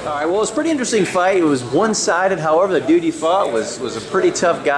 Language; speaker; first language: English; native; English